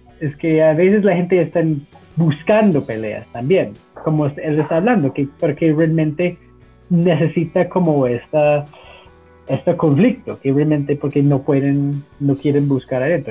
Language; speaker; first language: Spanish; non-native, fluent; English